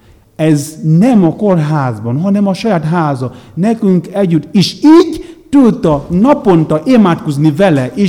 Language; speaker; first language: Hungarian; non-native, learner; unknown